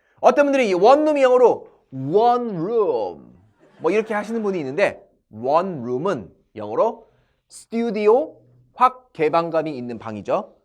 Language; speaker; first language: Korean; native; Korean